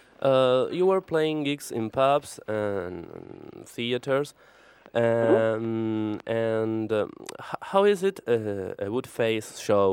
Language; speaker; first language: English; non-native, fluent; Spanish